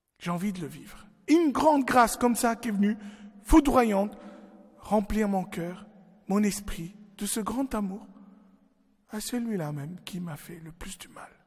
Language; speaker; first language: French; non-native, local second language; Arabic